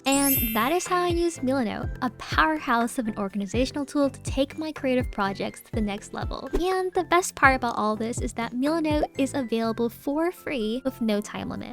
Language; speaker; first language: English; native; English